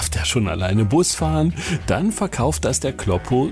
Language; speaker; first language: German; native; German